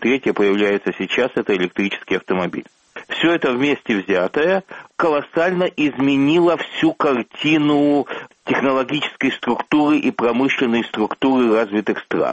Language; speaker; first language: Russian; native; Russian